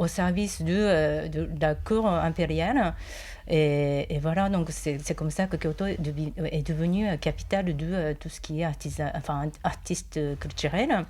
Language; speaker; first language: French; non-native, fluent; Japanese